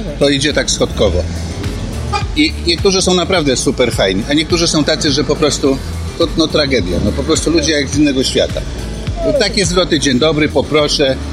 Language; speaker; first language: Polish; native; Polish